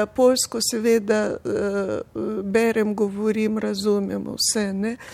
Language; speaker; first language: Slovenian; non-native, fluent; Russian